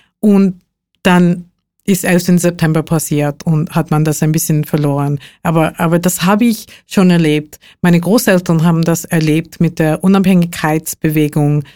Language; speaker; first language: German; non-native, fluent; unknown